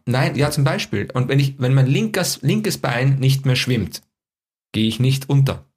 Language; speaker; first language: German; native; German